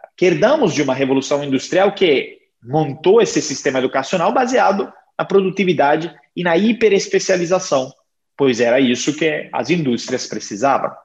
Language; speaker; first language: Portuguese; non-native, fluent; Italian